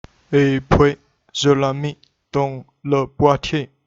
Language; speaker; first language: French; non-native, learner; Chinese